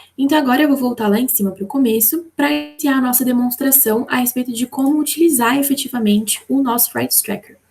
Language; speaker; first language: Portuguese; native; Portuguese